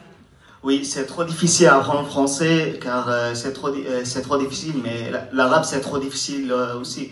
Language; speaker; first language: French; non-native, learner; Arabic